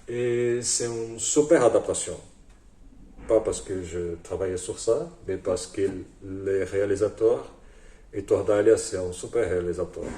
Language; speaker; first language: French; non-native, fluent; Portuguese